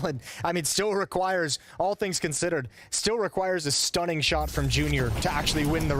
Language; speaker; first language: English; native; English